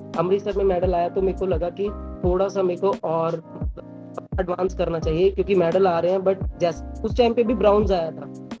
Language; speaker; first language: Hindi; native; Hindi